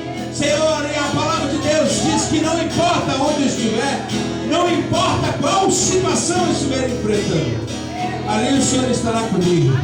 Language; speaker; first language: Portuguese; native; Portuguese